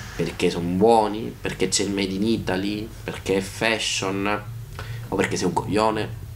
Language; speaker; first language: Italian; native; Italian